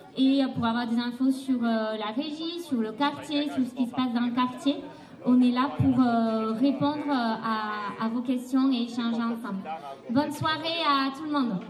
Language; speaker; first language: French; native; French